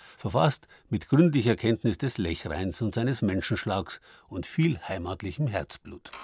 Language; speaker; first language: German; native; German